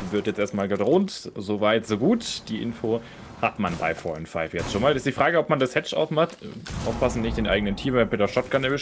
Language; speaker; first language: German; native; German